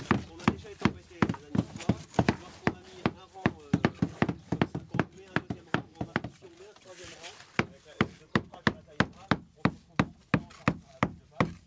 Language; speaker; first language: French; native; French